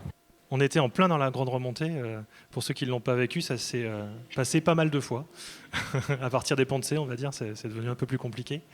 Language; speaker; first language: French; native; French